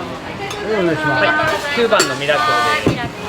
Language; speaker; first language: Japanese; native; Japanese